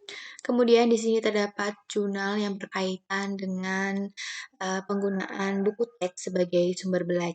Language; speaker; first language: Indonesian; native; Indonesian